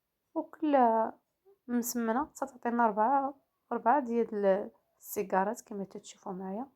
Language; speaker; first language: Arabic; native; Arabic